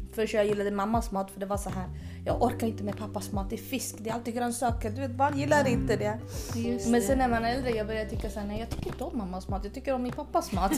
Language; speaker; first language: Swedish; early bilingual, other home language; Spanish